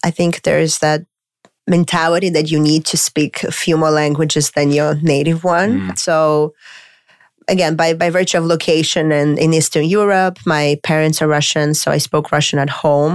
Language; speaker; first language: English; non-native, fluent; Romanian